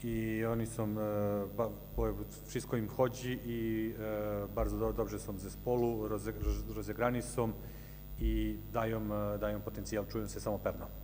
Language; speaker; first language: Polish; non-native, learner; Serbian